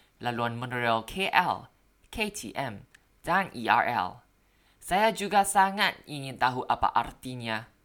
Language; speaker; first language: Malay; non-native, learner; Thai